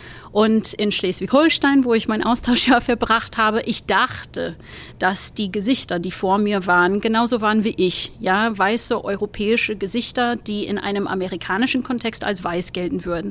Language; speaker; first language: German; non-native, fluent; English